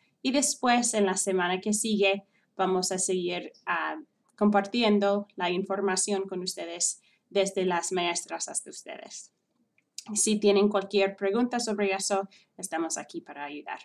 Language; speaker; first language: Spanish; non-native, fluent; English